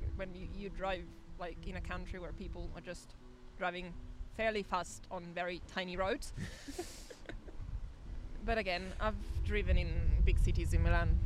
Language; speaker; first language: English; non-native, fluent; Italian